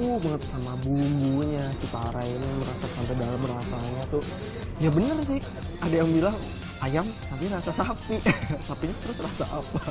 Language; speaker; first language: Indonesian; native; Indonesian